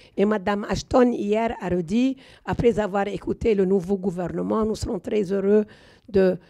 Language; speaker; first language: French; non-native, fluent; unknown